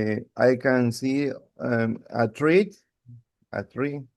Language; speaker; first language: English; non-native, learner; Spanish